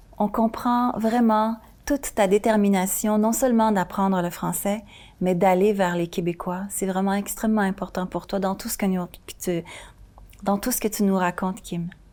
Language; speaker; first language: French; native; French